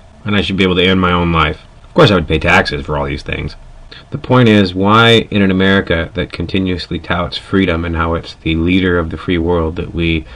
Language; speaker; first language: English; native; English